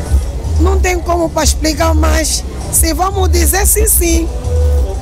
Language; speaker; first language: Portuguese; non-native, local second language; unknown